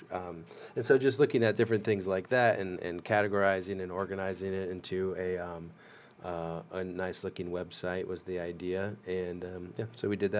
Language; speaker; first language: English; native; English